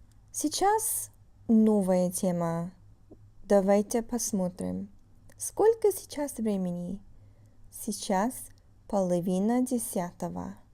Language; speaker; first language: Russian; non-native, fluent; English